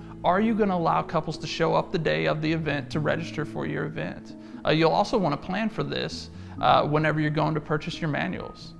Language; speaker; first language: English; native; English